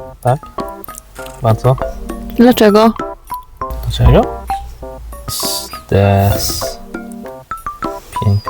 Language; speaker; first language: Polish; non-native, learner; English